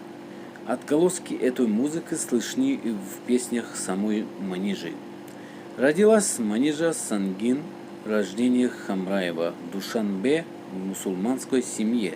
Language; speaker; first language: Russian; non-native, local second language; Tajik